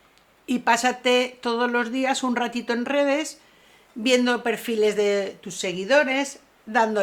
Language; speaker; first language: Spanish; native; Spanish